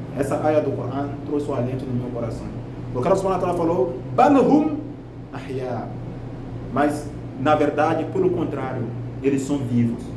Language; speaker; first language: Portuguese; non-native, fluent; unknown